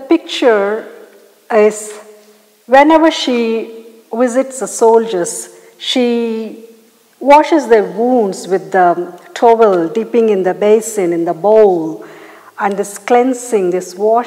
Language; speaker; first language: English; non-native, local second language; Malayalam